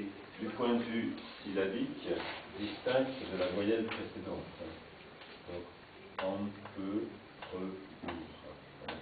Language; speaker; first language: French; native; French